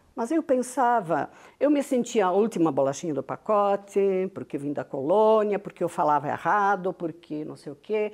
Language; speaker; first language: Portuguese; non-native, local second language; Venetian